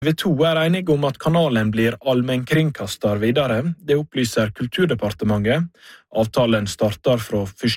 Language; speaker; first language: Norwegian; native; Norwegian